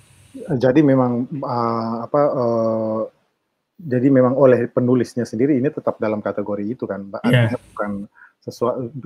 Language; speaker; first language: Indonesian; native; Indonesian